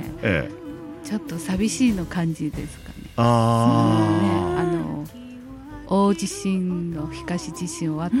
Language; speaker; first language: Japanese; non-native, learner; Chinese